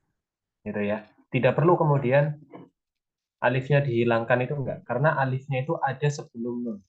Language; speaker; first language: Indonesian; native; Indonesian